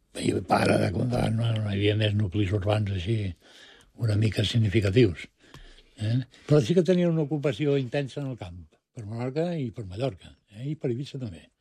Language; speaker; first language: Catalan; non-native, local second language; Spanish